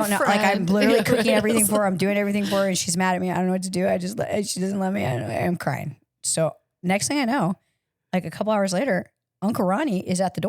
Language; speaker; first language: English; native; English